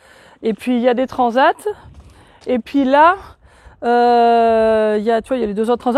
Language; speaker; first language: French; native; French